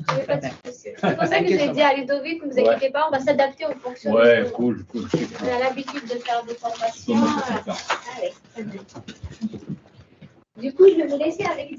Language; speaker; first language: French; native; French